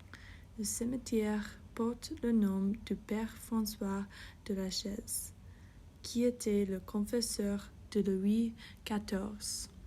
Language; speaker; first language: French; non-native, fluent; English